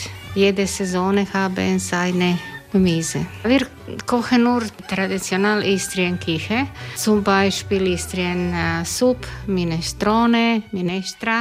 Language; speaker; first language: German; non-native, learner; Croatian